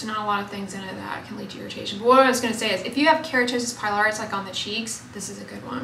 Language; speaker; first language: English; native; English